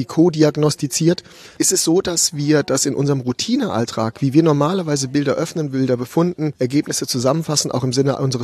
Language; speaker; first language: German; native; German